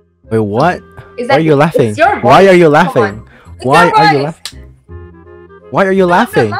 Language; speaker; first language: English; non-native, learner; Indonesian